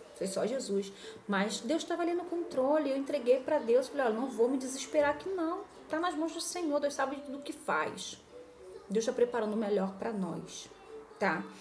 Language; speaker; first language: Portuguese; native; Portuguese